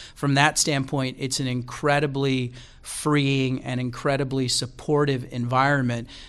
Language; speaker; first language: English; native; English